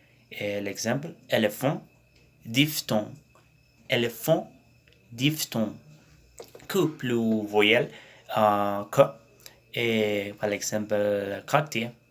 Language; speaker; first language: French; non-native, learner; Spanish